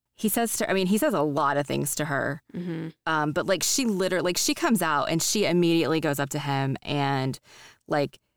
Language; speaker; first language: English; native; English